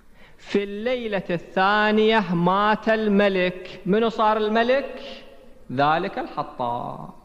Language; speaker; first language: Arabic; native; Arabic